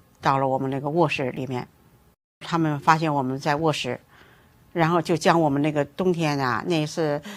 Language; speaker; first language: Chinese; native; Chinese